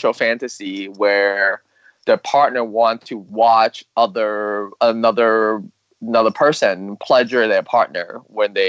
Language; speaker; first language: English; non-native, local second language; Cantonese